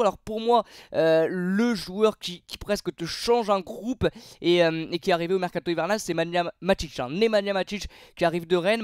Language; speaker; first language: French; native; French